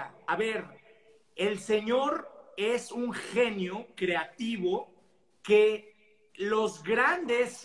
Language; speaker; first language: Spanish; native; Spanish